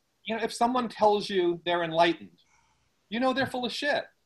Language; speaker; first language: English; native; English